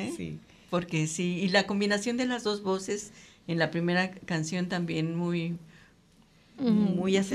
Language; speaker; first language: Spanish; native; Spanish